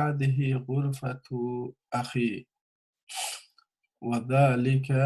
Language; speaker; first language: Arabic; non-native, learner; English